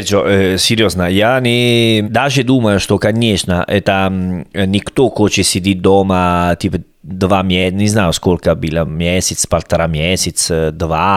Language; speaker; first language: Russian; non-native, learner; Italian